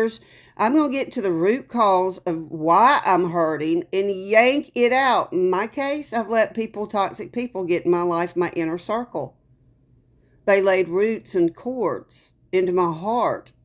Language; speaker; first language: English; native; English